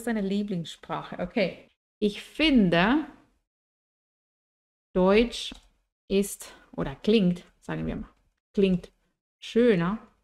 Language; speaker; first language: German; non-native, fluent; Spanish